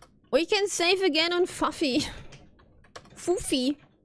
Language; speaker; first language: English; non-native, fluent; German